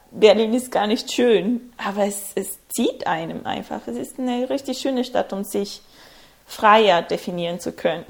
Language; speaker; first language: German; non-native, fluent; Spanish